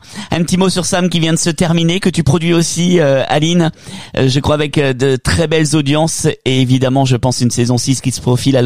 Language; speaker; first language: French; native; French